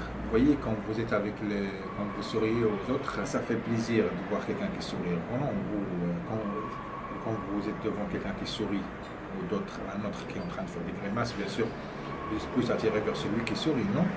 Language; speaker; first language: French; non-native, local second language; Arabic